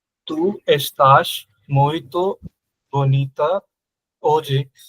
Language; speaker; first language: Portuguese; non-native, learner; Hindi